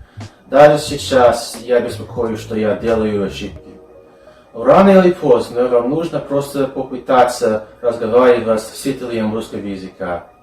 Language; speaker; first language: Russian; non-native, fluent; English